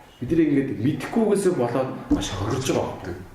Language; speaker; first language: Mongolian; native; Mongolian